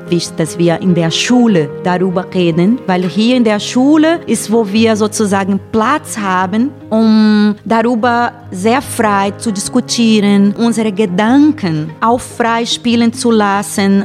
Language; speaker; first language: German; non-native, fluent; Portuguese